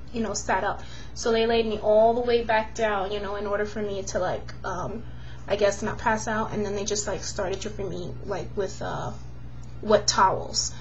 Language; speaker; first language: English; native; English